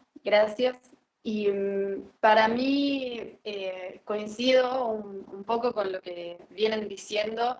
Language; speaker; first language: Spanish; native; Spanish